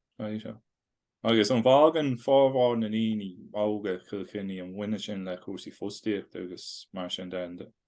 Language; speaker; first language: Irish; non-native, local second language; English